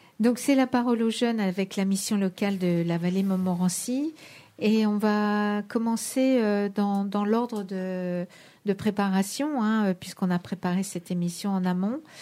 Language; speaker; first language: French; native; French